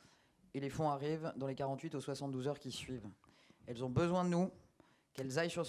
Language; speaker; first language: French; native; French